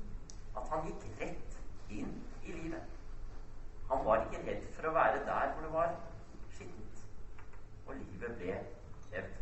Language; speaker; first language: Norwegian; native; Norwegian